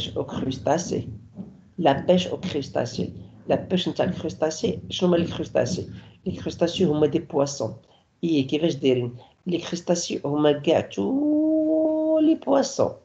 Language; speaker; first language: French; non-native, local second language; Arabic